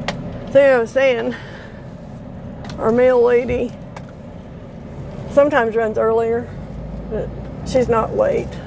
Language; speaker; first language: English; native; English